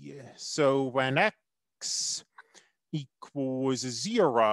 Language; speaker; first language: English; native; English